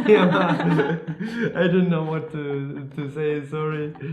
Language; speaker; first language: English; non-native, fluent; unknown